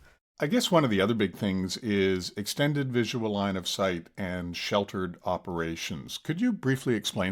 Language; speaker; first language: English; native; English